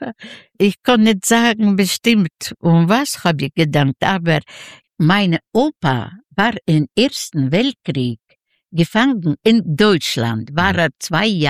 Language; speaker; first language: German; non-native, learner; Yiddish